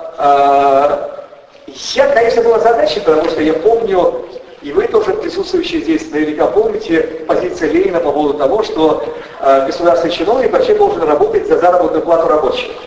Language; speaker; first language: Russian; native; Russian